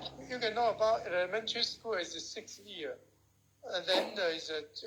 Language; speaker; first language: English; non-native, learner; Chinese